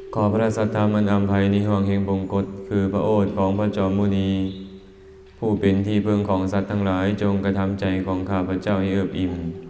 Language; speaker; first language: Thai; non-native, local second language; Northeastern Thai